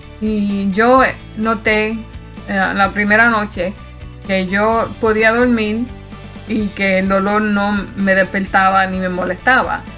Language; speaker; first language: Spanish; early bilingual, heritage; Spanish